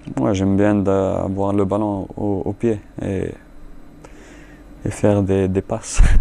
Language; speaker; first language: French; non-native, learner; Icelandic